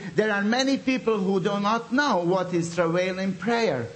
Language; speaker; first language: English; non-native, fluent; Bosnian